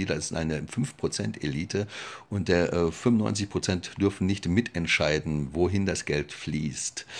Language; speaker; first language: German; native; German